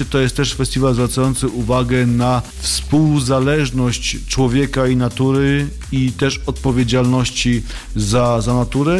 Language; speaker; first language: Polish; native; Polish